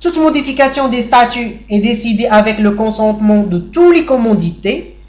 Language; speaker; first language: French; non-native, local second language; Arabic